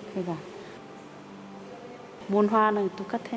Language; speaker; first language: Korean; non-native, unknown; Vietnamese